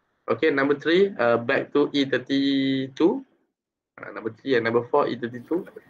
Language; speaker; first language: English; non-native, local second language; Malay